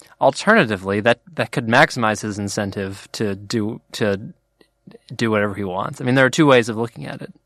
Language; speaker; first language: English; native; English